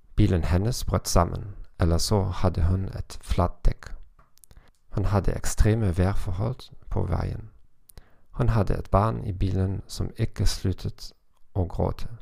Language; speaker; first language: Norwegian; non-native, learner; German